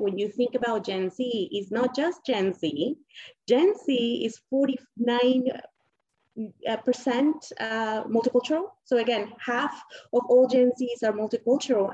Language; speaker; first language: English; non-native, fluent; Spanish